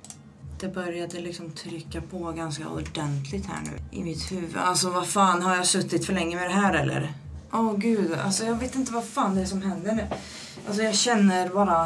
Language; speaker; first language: Swedish; native; Swedish